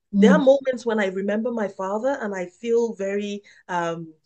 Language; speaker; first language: English; non-native, local second language; Yoruba